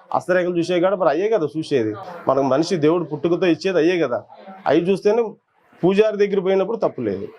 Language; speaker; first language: Telugu; non-native, local second language; Koya